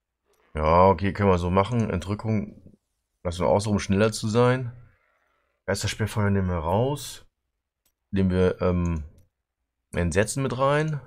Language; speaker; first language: German; native; German